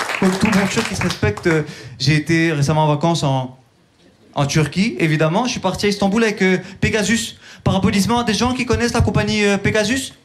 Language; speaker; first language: French; early bilingual, other home language; Turkish